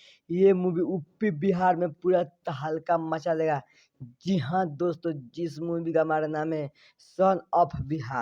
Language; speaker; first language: Hindi; non-native, local second language; Bhojpuri